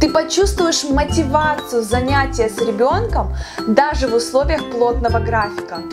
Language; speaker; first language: Russian; native; Russian